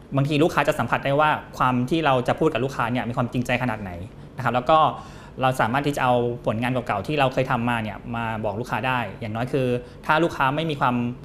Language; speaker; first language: Thai; native; Thai